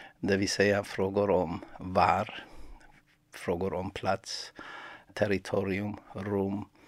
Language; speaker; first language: Swedish; non-native, fluent; Amharic